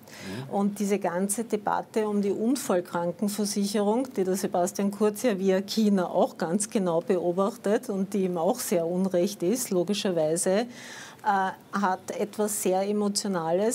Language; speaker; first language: German; native; German